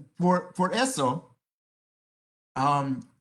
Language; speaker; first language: Spanish; non-native, fluent; English